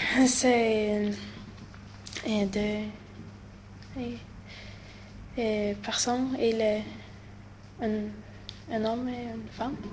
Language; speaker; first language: French; non-native, learner; Swedish